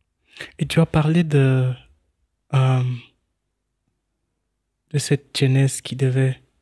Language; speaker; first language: French; non-native, local second language; Swahili